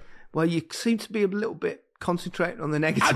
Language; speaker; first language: English; native; English